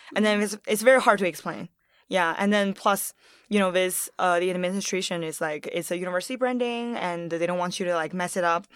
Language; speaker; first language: English; early bilingual, other home language; Chinese